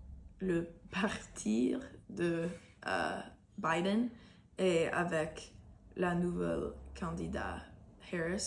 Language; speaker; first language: French; non-native, learner; English